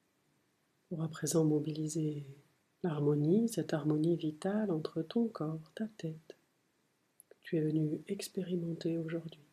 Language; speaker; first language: French; native; French